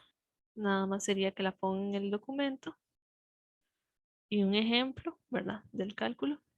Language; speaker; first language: Spanish; native; Spanish